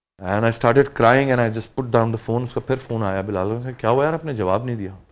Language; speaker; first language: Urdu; early bilingual, heritage; Urdu